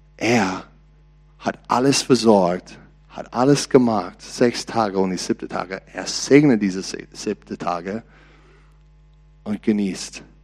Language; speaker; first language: German; non-native, learner; English